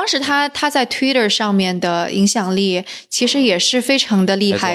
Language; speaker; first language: Chinese; native; Chinese